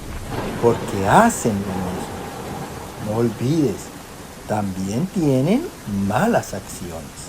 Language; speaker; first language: Spanish; native; Spanish